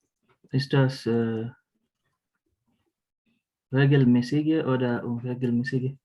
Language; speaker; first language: German; non-native, learner; Swahili